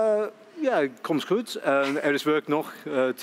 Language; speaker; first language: Dutch; non-native, fluent; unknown